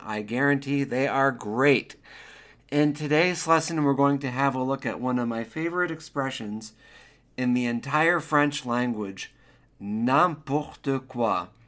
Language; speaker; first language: English; native; English